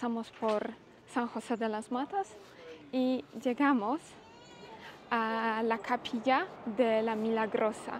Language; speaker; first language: Spanish; non-native, fluent; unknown